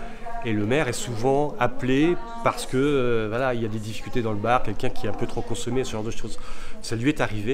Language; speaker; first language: French; native; French